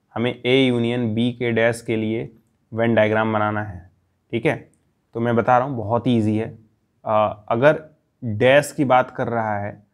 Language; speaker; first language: Hindi; native; Hindi